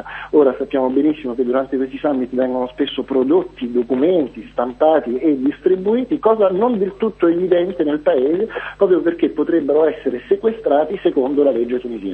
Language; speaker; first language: Italian; native; Italian